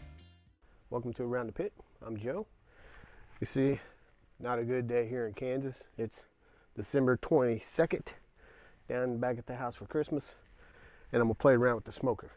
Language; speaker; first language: English; native; English